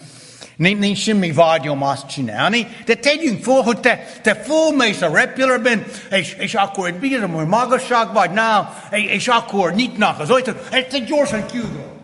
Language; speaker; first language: Hungarian; early bilingual, heritage; Hungarian